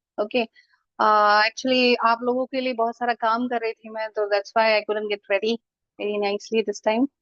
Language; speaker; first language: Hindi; native; Hindi